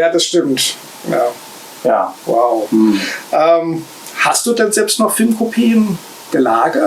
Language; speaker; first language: German; native; German